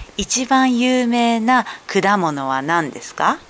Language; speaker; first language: Japanese; native; Japanese